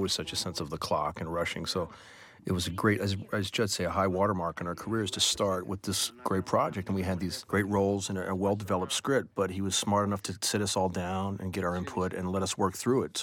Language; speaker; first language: English; native; English